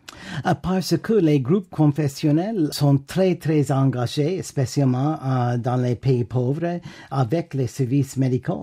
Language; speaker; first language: French; non-native, fluent; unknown